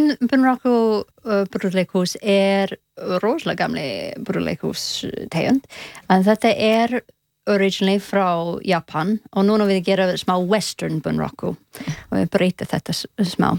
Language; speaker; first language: Icelandic; non-native, learner; English